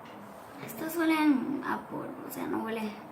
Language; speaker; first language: Spanish; early bilingual, heritage; Spanish